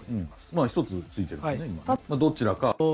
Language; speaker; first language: Japanese; native; Japanese